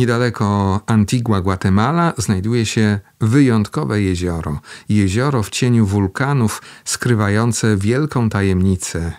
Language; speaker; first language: Polish; native; Polish